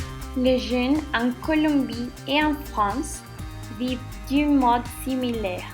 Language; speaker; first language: French; non-native, learner; Spanish